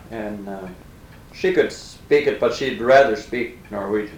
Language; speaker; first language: English; early bilingual, other home language; Norwegian